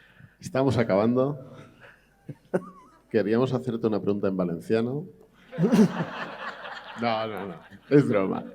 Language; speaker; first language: Spanish; native; Spanish